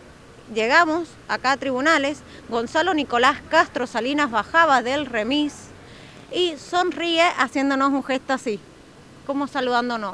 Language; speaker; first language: Spanish; native; Spanish